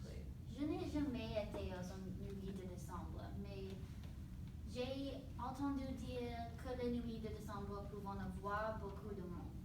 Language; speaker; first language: French; non-native, learner; English